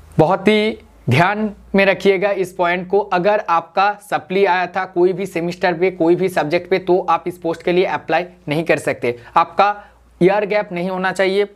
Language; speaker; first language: Hindi; non-native, local second language; Bangla